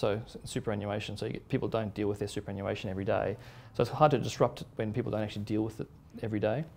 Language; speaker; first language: English; native; English